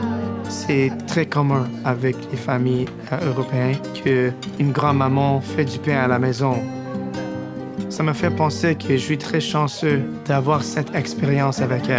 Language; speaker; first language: French; non-native, local second language; English